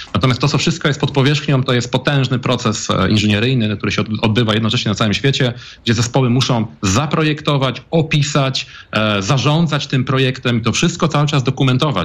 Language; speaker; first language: Polish; native; Polish